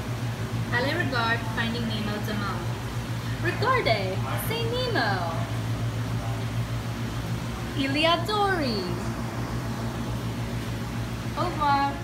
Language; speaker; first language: French; non-native, learner; English